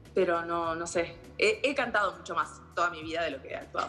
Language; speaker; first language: Spanish; native; Spanish